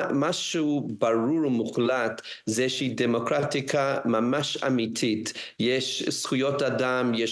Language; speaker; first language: Hebrew; non-native, fluent; English